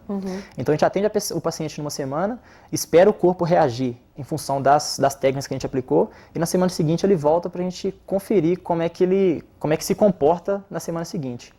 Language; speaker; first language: Portuguese; native; Portuguese